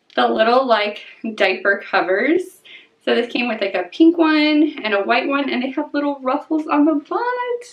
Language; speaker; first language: English; native; English